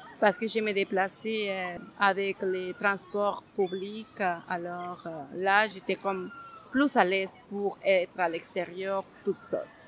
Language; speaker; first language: French; non-native, fluent; Spanish